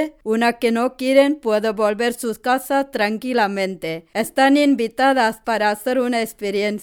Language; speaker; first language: Spanish; non-native, learner; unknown